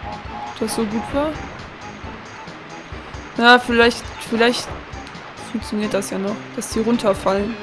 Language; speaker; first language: German; native; German